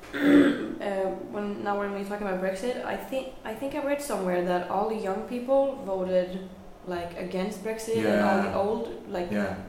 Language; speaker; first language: English; non-native, fluent; Swedish